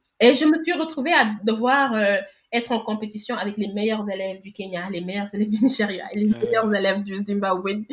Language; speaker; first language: French; non-native, local second language; Wolof